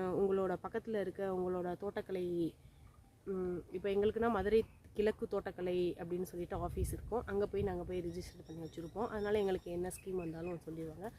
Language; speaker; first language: Tamil; native; Tamil